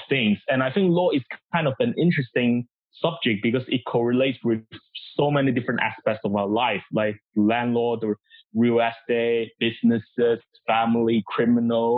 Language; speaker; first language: English; non-native, local second language; Cantonese